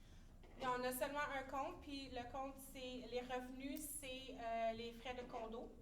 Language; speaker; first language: French; native; French